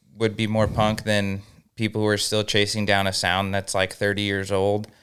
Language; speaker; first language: English; native; English